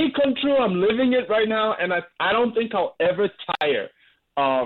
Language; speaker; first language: English; non-native, local second language; Shona